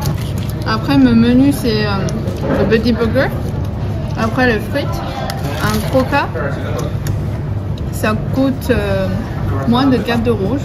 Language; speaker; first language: French; non-native, learner; Chinese